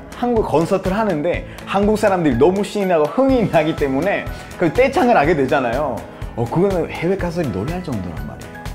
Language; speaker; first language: Korean; non-native, fluent; Spanish